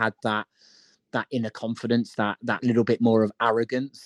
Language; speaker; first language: English; native; English